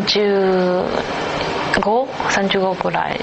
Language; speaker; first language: Japanese; non-native, learner; Chinese